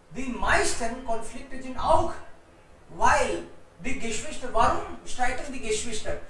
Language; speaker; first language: German; non-native, fluent; Hindi